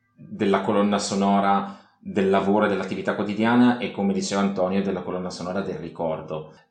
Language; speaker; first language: Italian; native; Italian